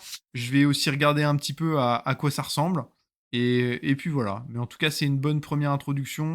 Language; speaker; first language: French; native; French